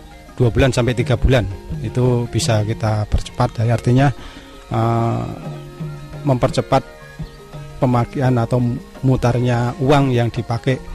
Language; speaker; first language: Indonesian; non-native, local second language; Javanese